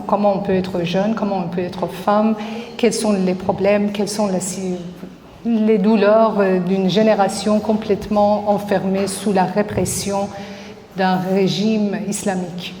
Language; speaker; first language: French; non-native, fluent; Persian